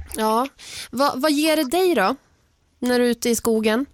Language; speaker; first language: Swedish; native; Swedish